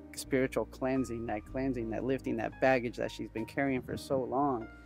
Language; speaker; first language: English; early bilingual, other home language; Spanish